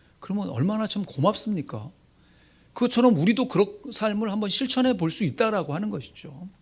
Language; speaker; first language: Korean; native; Korean